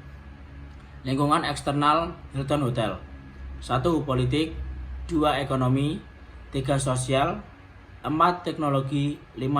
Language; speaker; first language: Indonesian; native; Indonesian